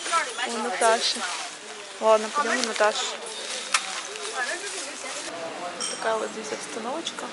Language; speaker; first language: Russian; native; Russian